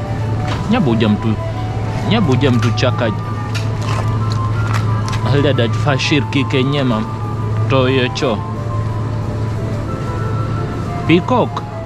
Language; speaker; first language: Slovak; non-native, learner; English